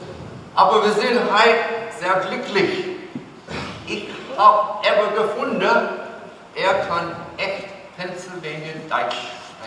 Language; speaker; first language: German; early bilingual, heritage; English